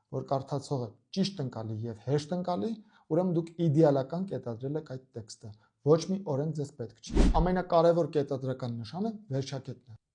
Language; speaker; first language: Armenian; native; Armenian